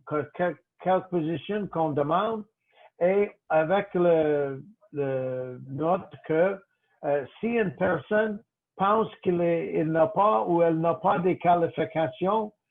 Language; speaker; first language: French; non-native, local second language; English